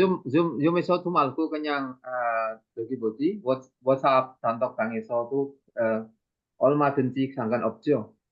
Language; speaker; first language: Korean; non-native, learner; Indonesian